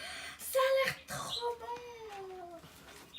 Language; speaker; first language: French; native; French